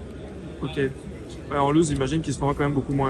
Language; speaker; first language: French; native; French